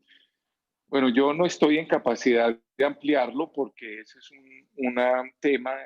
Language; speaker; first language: Spanish; native; Spanish